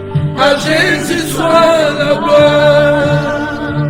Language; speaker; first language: French; non-native, local second language; Lingala